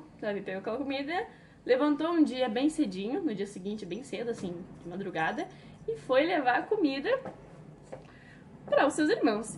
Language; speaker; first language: Portuguese; native; Portuguese